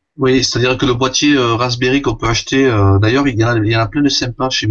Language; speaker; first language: French; native; French